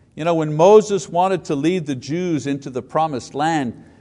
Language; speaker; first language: English; native; English